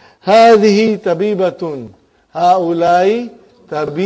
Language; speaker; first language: Arabic; non-native, fluent; Urdu